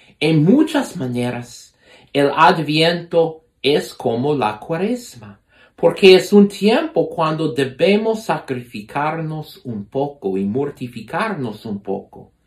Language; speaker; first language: Spanish; non-native, fluent; English